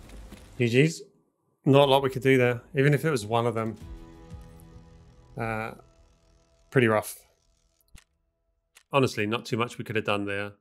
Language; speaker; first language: English; native; English